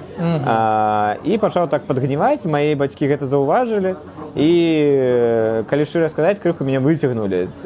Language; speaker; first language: Belarusian; non-native, local second language; Russian